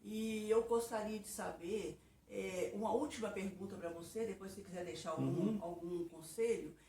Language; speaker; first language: Portuguese; native; Portuguese